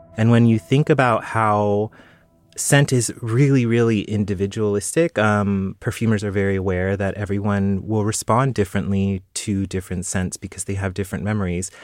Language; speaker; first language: English; native; English